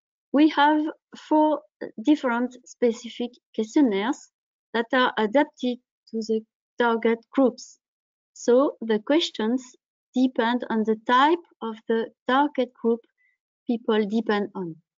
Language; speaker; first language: English; non-native, fluent; French